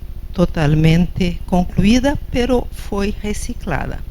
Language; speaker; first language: Spanish; non-native, fluent; Portuguese